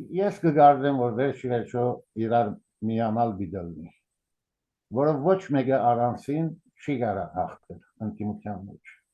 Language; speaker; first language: Armenian; early bilingual, heritage; Armenian